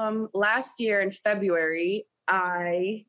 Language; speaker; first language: English; early bilingual, other home language; Italian